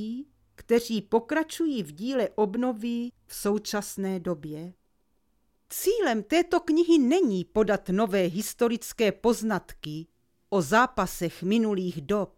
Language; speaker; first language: Czech; native; Czech